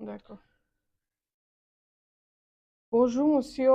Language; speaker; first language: French; non-native, learner; Bangla